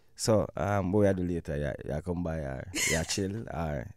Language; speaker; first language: English; non-native, local second language; Jamaican Creole English